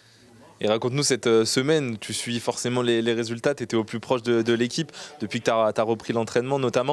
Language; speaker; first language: French; native; French